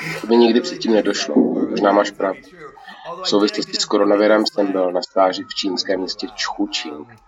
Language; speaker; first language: Czech; non-native, fluent; English